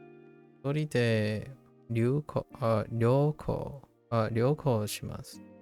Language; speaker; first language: Japanese; non-native, learner; English